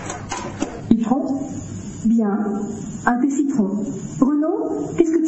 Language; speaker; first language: French; non-native, learner; Russian